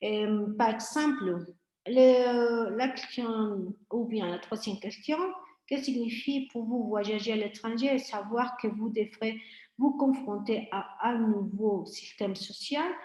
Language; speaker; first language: French; non-native, fluent; Spanish